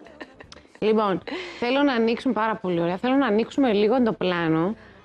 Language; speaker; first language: Greek; native; Greek